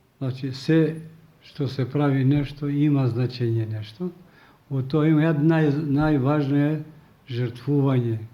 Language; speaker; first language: Macedonian; non-native, local second language; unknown